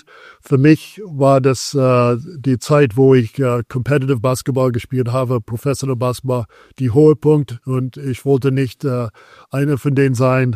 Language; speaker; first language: German; non-native, fluent; English